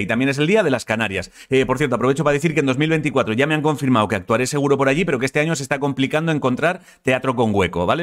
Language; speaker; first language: Spanish; native; Spanish